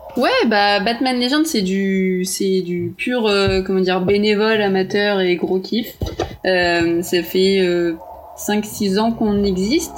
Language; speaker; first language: French; early bilingual, other home language; Portuguese